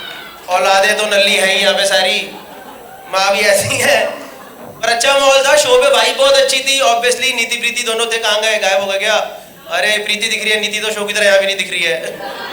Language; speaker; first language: Hindi; native; Hindi